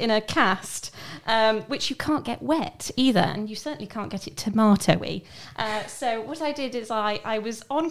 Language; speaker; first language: English; native; English